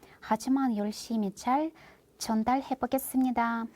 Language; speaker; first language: Korean; non-native, learner; Russian